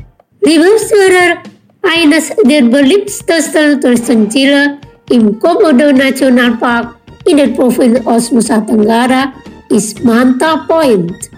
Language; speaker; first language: German; non-native, fluent; Indonesian